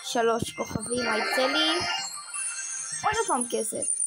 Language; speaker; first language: Hebrew; native; Hebrew